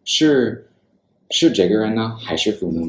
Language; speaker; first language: Chinese; non-native, fluent; English